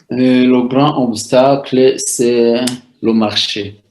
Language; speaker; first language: French; non-native, local second language; Rundi